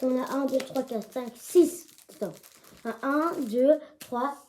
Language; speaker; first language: French; native; French